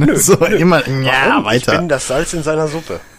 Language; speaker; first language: German; native; German